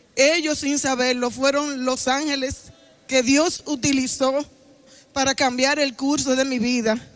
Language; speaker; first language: Spanish; native; Spanish